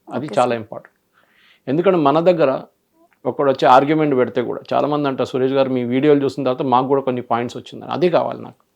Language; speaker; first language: Telugu; early bilingual, other home language; Malayalam